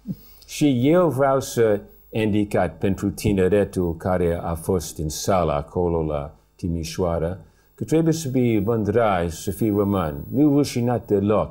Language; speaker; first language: Romanian; early bilingual, heritage; English